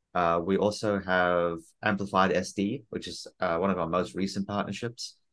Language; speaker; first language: English; native; English